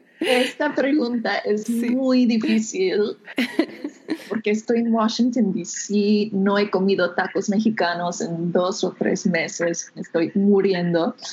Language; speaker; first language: Spanish; non-native, fluent; English